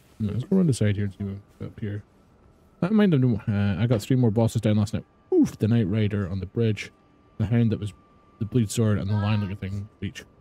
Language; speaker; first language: English; native; English